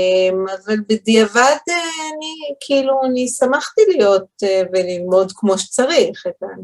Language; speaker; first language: Hebrew; early bilingual, other home language; English